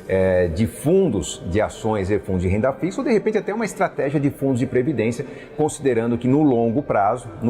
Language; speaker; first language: Portuguese; native; Portuguese